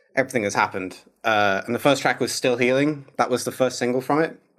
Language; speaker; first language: English; native; English